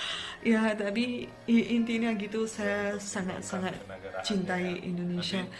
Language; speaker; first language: Indonesian; non-native, fluent; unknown